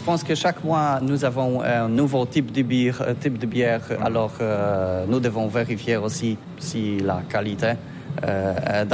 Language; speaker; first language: French; non-native, learner; Polish